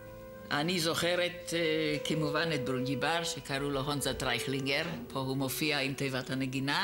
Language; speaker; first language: Hebrew; non-native, fluent; Czech